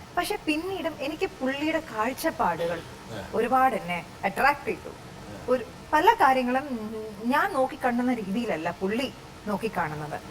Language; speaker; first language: Malayalam; native; Malayalam